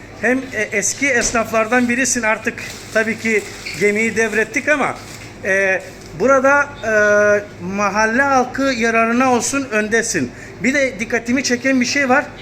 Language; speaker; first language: Turkish; native; Turkish